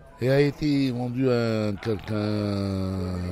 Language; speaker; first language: French; non-native, local second language; Arabic